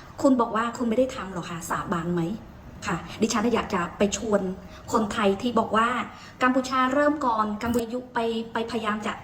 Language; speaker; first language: Thai; non-native, fluent; Khmer